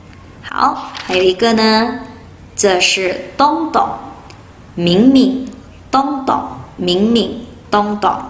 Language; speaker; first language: Chinese; non-native, fluent; Indonesian